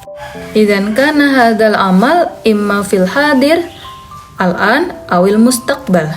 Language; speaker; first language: Arabic; non-native, fluent; Indonesian